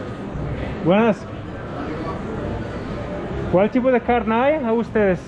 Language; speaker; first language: Spanish; non-native, learner; German